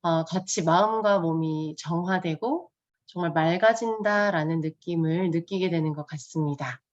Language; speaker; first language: Korean; native; Korean